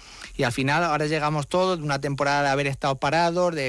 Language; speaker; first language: Spanish; native; Spanish